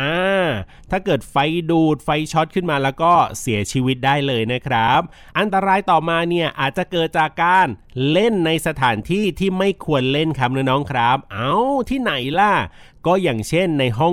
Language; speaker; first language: Thai; native; Thai